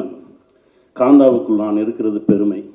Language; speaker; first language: Tamil; native; Tamil